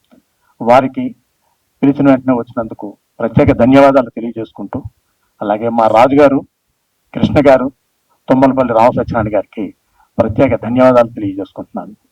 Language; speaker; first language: Telugu; native; Telugu